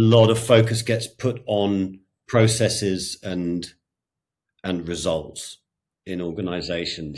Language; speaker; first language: English; native; English